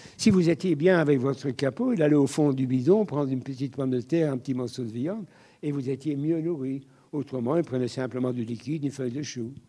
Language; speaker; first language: French; native; French